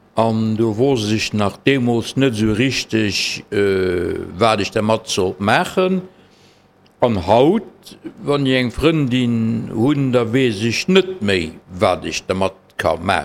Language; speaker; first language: German; non-native, local second language; Luxembourgish